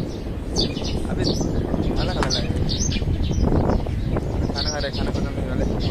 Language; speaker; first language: Hindi; non-native, local second language; Odia